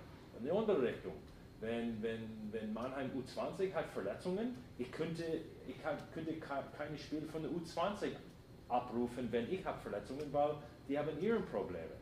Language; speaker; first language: German; non-native, fluent; English